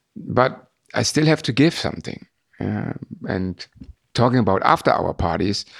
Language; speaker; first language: English; non-native, fluent; German